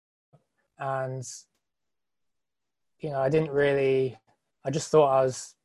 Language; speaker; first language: English; native; English